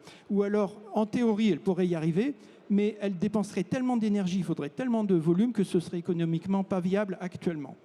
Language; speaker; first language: French; native; French